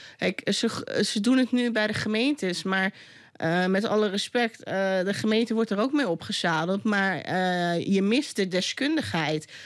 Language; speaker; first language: Dutch; native; Dutch